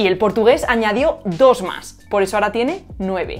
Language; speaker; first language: Spanish; native; Spanish